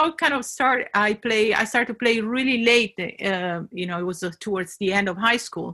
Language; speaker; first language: English; non-native, fluent; Italian